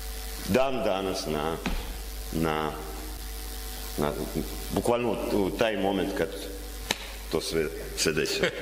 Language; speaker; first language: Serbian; non-native, learner; Russian